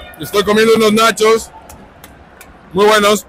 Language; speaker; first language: Spanish; native; Spanish